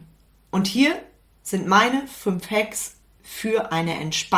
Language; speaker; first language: German; native; German